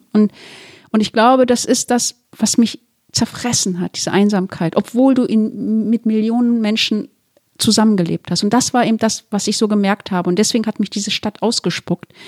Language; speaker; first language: German; early bilingual, other home language; Turkish